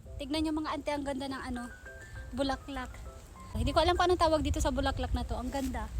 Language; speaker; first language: Filipino; non-native, local second language; Iloko